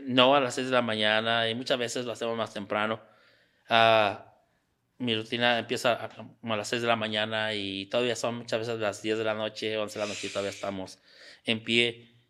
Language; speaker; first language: Spanish; native; Spanish